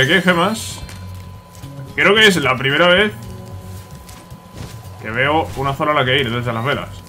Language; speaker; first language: Spanish; native; Spanish